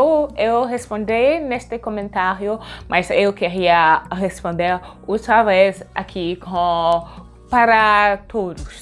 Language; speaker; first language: Portuguese; non-native, learner; French